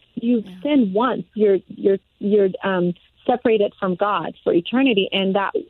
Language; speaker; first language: English; early bilingual, other home language; Persian